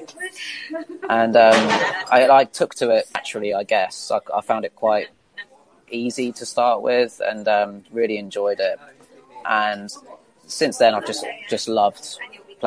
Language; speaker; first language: English; native; English